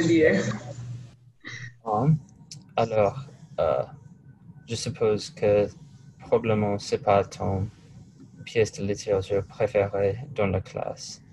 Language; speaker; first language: French; non-native, learner; English